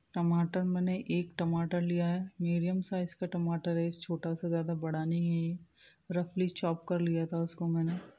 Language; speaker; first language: Hindi; native; Hindi